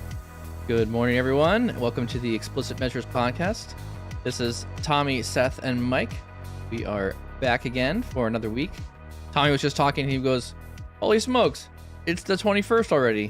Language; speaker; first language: English; native; English